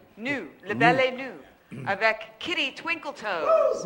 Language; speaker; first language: French; non-native, learner; English